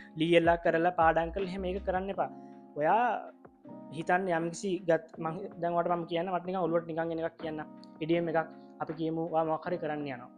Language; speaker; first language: Sinhala; native; Sinhala